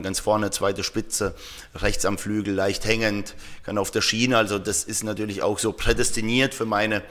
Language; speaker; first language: German; native; German